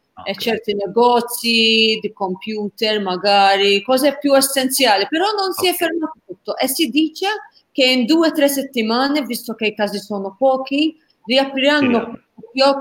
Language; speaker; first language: Italian; non-native, fluent; Maltese